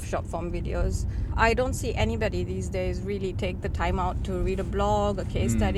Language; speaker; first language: English; non-native, local second language; Tamil